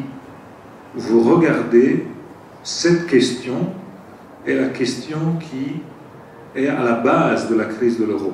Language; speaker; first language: French; non-native, fluent; Italian